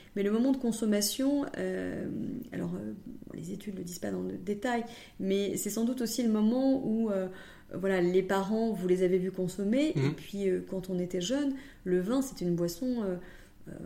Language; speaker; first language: French; native; French